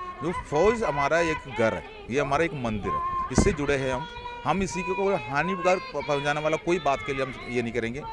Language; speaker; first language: Hindi; non-native, local second language; Malayalam